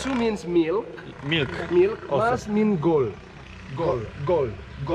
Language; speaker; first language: English; non-native, learner; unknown